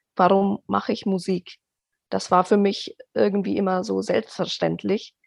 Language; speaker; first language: German; non-native, fluent; Indonesian